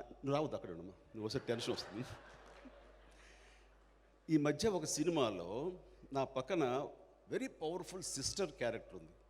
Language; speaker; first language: Telugu; native; Telugu